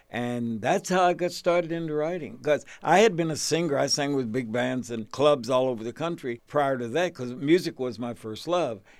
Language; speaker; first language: English; native; English